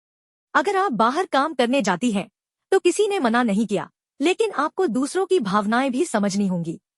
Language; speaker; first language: Hindi; native; Hindi